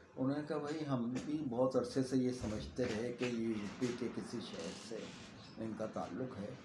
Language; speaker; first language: Urdu; native; Urdu